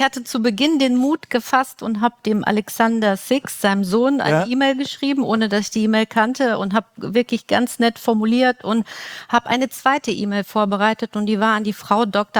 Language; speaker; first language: German; native; German